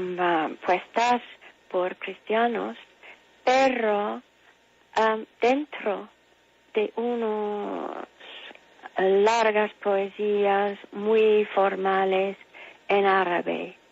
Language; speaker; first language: Spanish; non-native, fluent; English